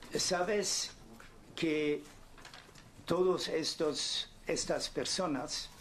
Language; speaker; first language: Spanish; non-native, fluent; German